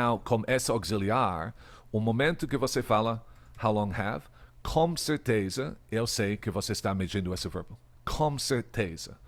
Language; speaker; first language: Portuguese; non-native, fluent; English